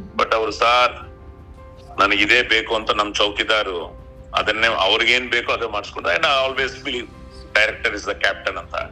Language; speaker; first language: Kannada; non-native, local second language; Telugu